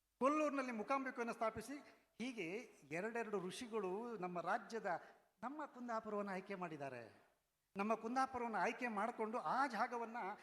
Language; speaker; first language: Kannada; non-native, local second language; Konkani